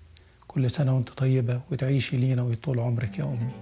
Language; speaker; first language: Arabic; native; Arabic